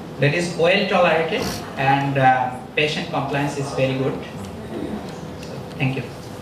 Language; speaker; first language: English; non-native, local second language; Bangla